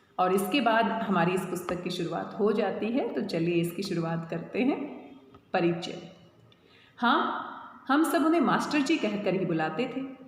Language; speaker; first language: Hindi; native; Hindi